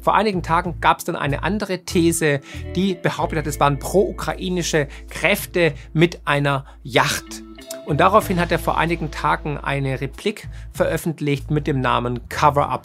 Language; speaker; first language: German; native; German